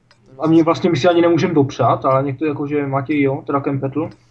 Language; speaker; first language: Czech; native; Czech